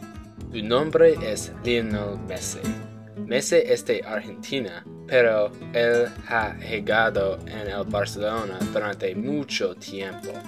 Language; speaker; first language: Spanish; non-native, learner; English